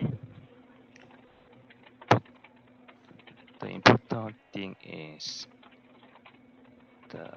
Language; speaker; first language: English; non-native, learner; Korean